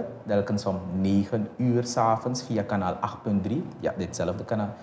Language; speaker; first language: Dutch; native; Dutch